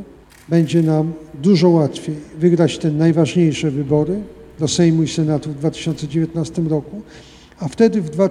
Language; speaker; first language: Polish; native; Polish